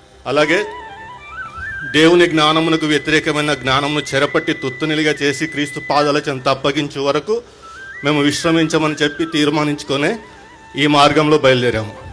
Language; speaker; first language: Telugu; non-native, local second language; Urdu